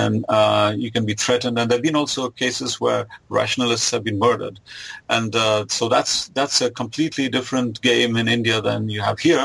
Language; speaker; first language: English; non-native, local second language; German